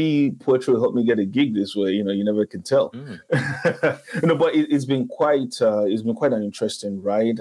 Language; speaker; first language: English; non-native, local second language; Igbo